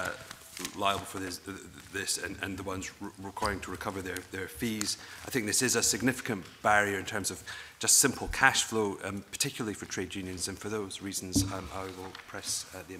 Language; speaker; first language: English; native; English